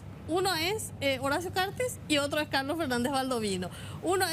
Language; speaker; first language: Spanish; native; Spanish